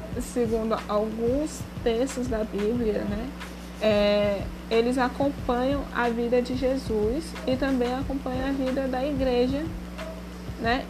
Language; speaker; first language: Portuguese; native; Portuguese